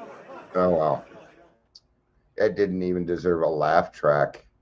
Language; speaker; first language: English; native; English